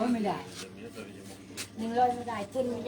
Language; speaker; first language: Thai; native; Thai